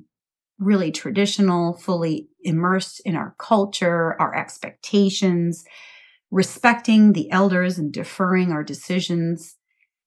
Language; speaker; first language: English; native; English